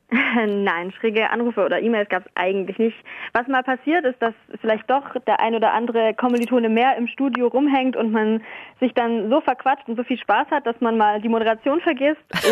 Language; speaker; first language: German; native; German